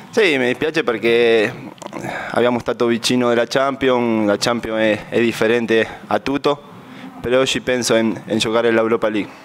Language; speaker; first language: Italian; non-native, fluent; Spanish